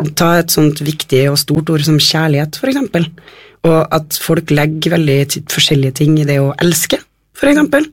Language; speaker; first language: Norwegian; native; Norwegian